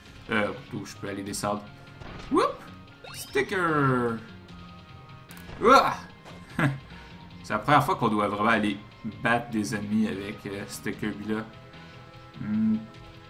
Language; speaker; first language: French; native; French